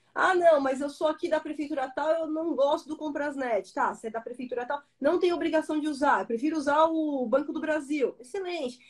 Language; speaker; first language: Portuguese; native; Portuguese